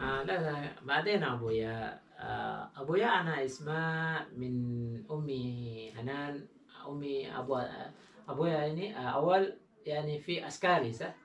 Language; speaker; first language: Arabic; non-native, learner; Indonesian